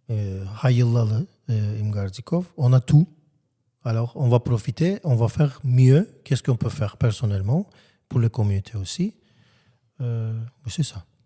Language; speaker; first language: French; non-native, learner; Armenian